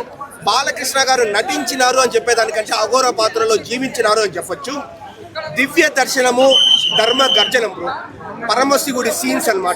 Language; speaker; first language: Telugu; native; Telugu